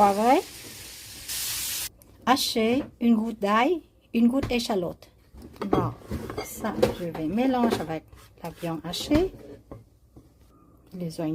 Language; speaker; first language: French; non-native, learner; Vietnamese